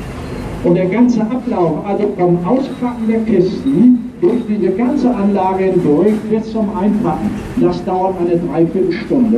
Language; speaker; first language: German; native; German